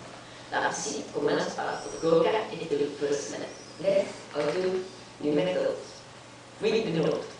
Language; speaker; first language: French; non-native, learner; Dutch